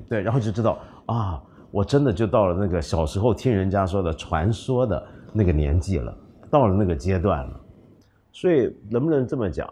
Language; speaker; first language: Chinese; non-native, local second language; Cantonese